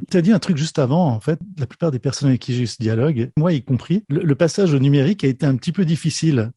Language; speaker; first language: French; native; French